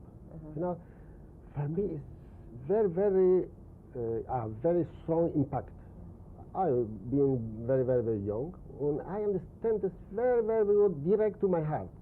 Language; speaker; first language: English; non-native, learner; Spanish